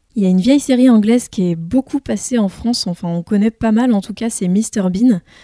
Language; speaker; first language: French; native; French